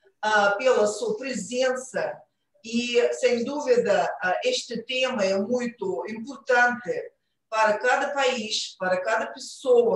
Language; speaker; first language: Portuguese; non-native, fluent; Russian